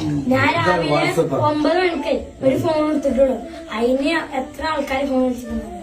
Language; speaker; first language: Malayalam; non-native, local second language; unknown